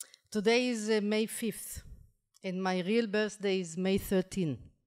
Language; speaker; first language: English; non-native, fluent; Hebrew